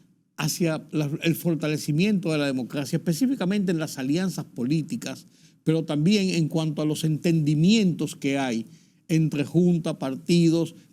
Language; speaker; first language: Spanish; native; Spanish